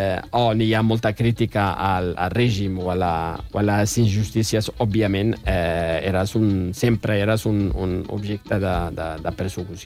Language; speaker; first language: Catalan; non-native, fluent; Riffian